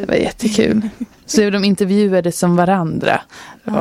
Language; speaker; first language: Swedish; native; Swedish